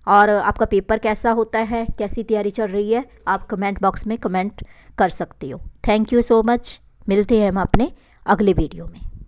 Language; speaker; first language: Hindi; non-native, local second language; Punjabi